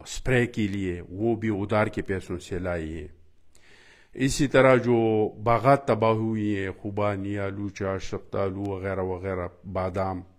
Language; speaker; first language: Urdu; non-native, local second language; Pashto